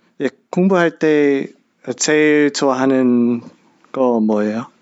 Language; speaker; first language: Korean; non-native, learner; English